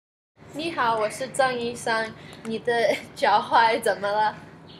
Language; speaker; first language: Chinese; non-native, learner; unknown